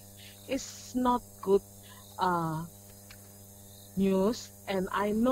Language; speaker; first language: English; non-native, learner; Indonesian